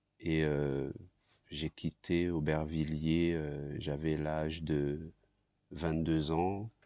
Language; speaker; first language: French; early bilingual, other home language; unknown